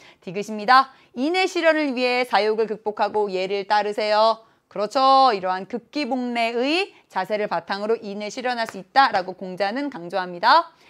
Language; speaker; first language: Korean; native; Korean